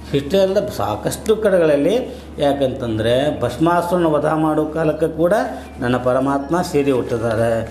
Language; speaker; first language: Kannada; native; Kannada